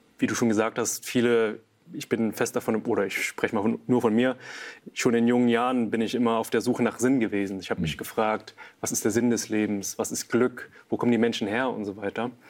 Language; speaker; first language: German; early bilingual, other home language; Vietnamese